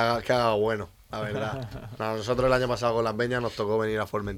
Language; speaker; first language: Spanish; native; Spanish